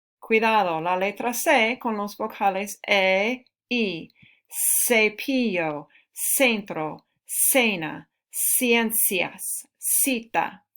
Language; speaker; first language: Spanish; non-native, fluent; English